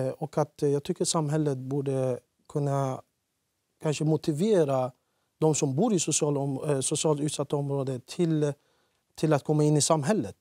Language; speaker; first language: Swedish; early bilingual, other home language; Central Kurdish